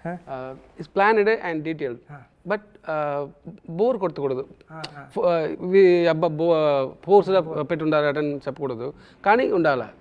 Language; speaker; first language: Telugu; non-native, learner; Tamil